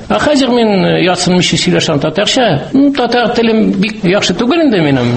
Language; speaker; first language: Tatar; non-native, local second language; Russian